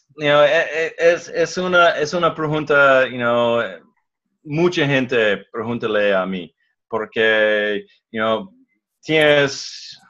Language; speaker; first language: Spanish; non-native, learner; English